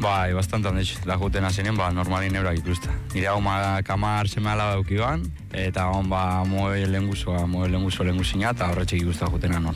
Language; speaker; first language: Basque; early bilingual, other home language; Spanish